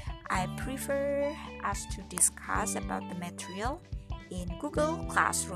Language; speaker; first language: English; non-native, fluent; Indonesian